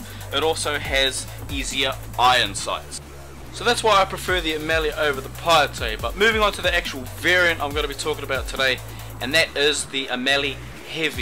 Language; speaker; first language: English; native; English